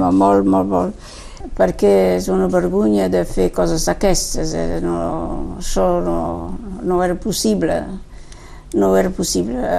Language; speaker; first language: Catalan; native; Catalan